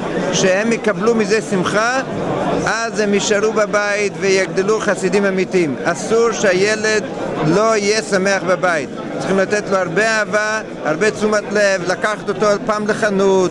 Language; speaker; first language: Hebrew; non-native, fluent; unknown